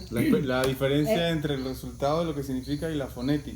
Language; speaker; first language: Spanish; native; Spanish